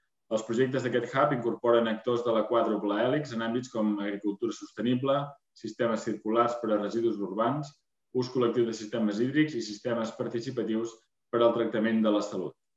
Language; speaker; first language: Catalan; native; Catalan